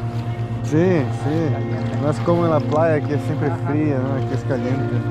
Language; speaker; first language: Spanish; non-native, learner; Portuguese